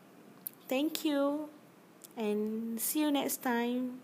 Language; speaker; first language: English; non-native, learner; Malay